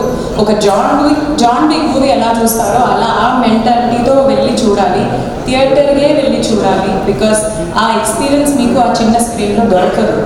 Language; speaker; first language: Telugu; non-native, learner; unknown